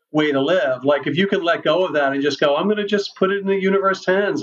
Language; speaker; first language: English; native; English